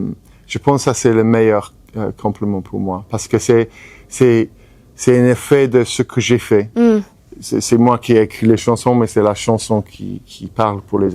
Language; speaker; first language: French; non-native, fluent; English